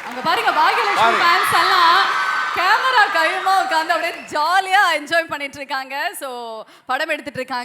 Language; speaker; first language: Tamil; native; Tamil